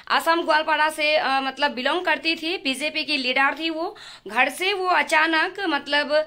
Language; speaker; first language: Hindi; non-native, local second language; Nepali